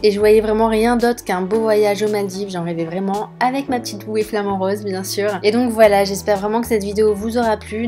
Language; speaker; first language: French; native; French